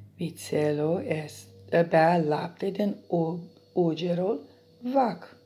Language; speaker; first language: Romanian; non-native, learner; English